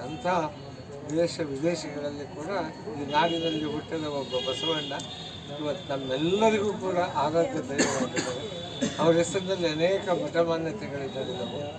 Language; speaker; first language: Kannada; non-native, local second language; Lambadi